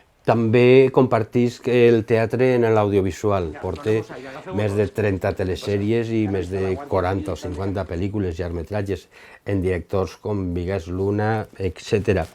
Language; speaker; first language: Catalan; native; Catalan